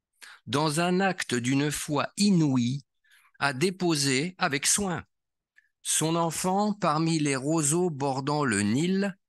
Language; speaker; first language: French; native; French